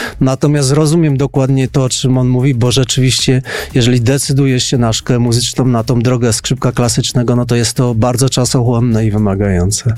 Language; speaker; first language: Polish; native; Polish